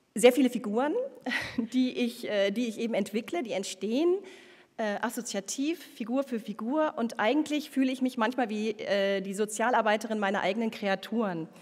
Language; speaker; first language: German; native; German